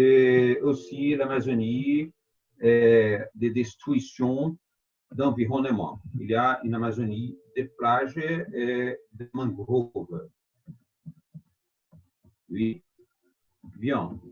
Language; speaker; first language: French; non-native, fluent; Portuguese